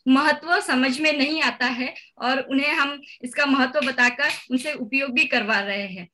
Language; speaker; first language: Hindi; native; Hindi